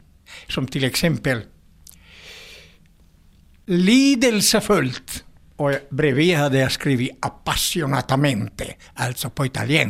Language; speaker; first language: Swedish; non-native, fluent; Italian